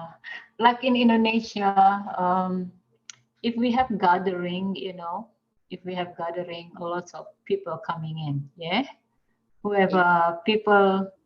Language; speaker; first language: English; non-native, fluent; Indonesian